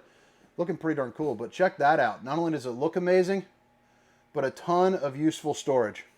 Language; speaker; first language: English; native; English